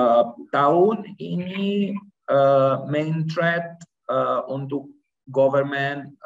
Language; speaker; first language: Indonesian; non-native, learner; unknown